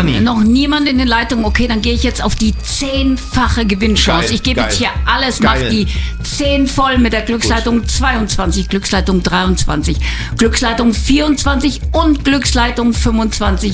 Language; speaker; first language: German; native; German